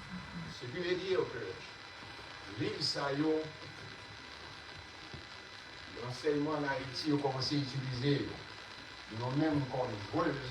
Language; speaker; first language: French; non-native, local second language; Haitian Creole